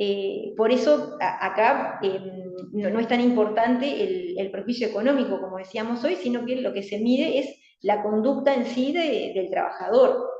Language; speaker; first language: Spanish; native; Spanish